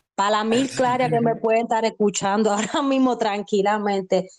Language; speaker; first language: Spanish; native; Spanish